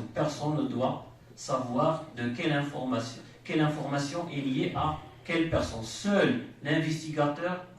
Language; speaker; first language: French; non-native, local second language; Arabic